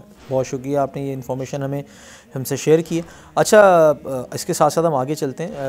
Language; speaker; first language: Urdu; native; Urdu